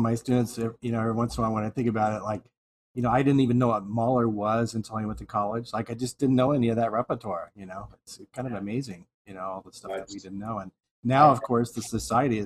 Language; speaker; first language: English; native; English